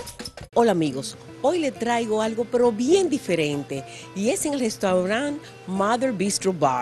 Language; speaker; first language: Spanish; native; Spanish